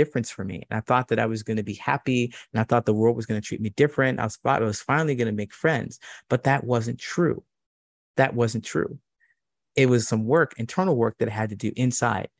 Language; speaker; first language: English; native; English